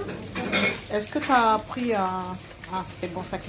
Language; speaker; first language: French; native; French